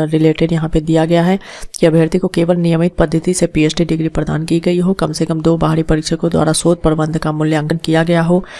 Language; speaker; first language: Hindi; native; Hindi